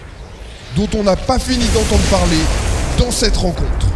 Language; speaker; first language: French; native; French